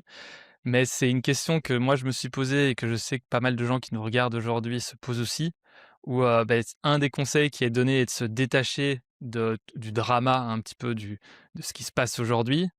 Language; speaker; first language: French; native; French